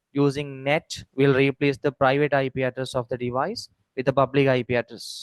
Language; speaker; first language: English; non-native, local second language; Tamil